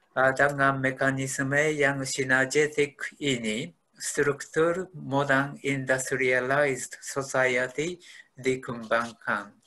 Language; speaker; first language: Indonesian; non-native, fluent; Japanese